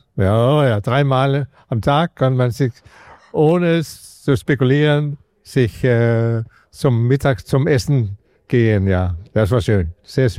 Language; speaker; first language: German; non-native, fluent; Danish